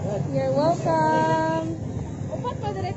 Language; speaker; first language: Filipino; non-native, local second language; Cebuano